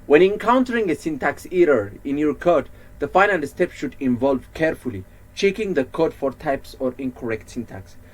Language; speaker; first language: English; non-native, local second language; Amharic